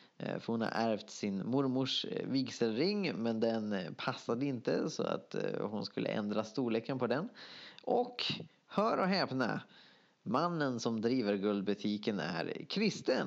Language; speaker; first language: Swedish; native; Swedish